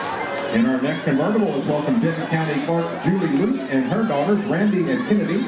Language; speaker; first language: English; native; English